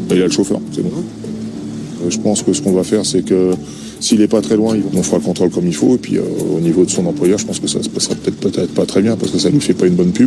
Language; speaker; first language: French; native; French